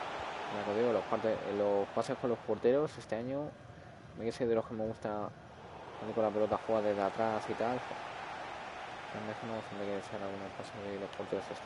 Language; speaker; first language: Spanish; native; Spanish